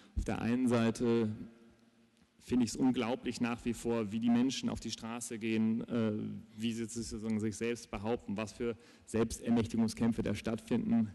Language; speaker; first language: German; native; German